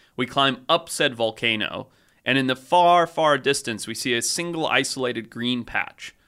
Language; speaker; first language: English; native; English